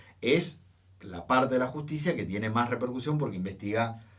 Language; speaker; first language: Spanish; native; Spanish